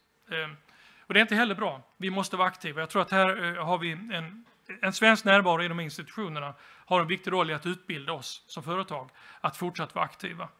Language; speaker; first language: Swedish; native; Swedish